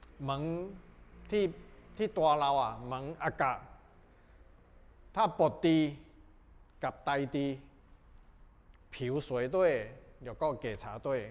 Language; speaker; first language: Thai; non-native, learner; Chinese